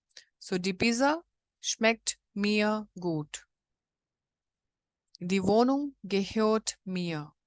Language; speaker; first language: German; non-native, fluent; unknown